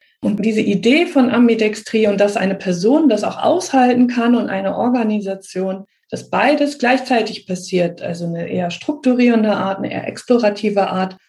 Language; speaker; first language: German; native; German